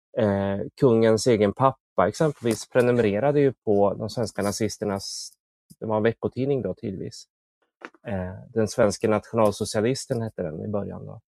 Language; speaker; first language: Swedish; native; Swedish